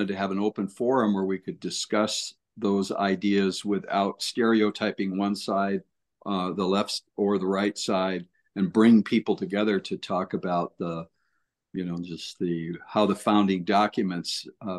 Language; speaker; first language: English; native; English